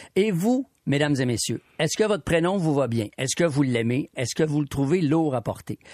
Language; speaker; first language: French; native; French